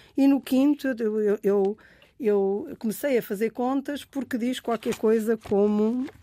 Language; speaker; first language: Portuguese; native; Portuguese